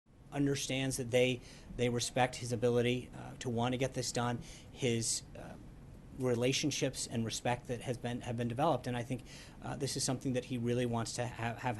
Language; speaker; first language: English; native; English